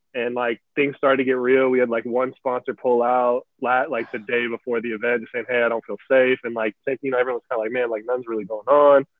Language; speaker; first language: English; native; English